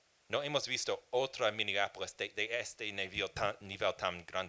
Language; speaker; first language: Spanish; non-native, fluent; English